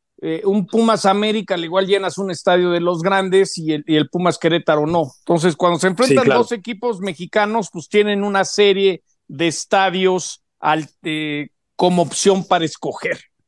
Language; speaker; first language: Spanish; native; Spanish